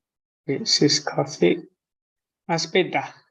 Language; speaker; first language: English; non-native, fluent; Chinese